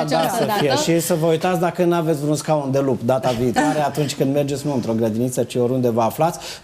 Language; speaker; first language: Romanian; native; Romanian